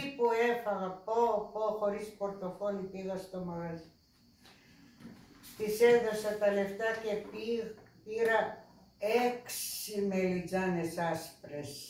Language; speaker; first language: Greek; non-native, fluent; Russian